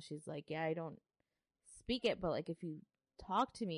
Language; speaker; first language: English; early bilingual, other home language; Spanish